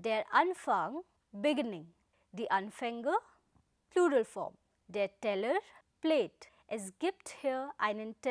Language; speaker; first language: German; non-native, fluent; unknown